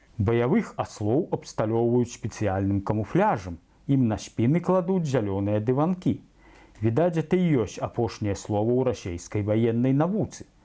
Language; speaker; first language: Belarusian; native; Belarusian